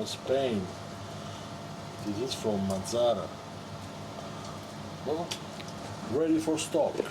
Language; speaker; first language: English; non-native, learner; Italian